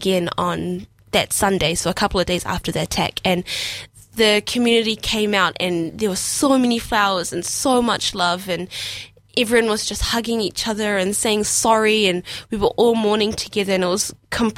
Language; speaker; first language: English; non-native, local second language; Somali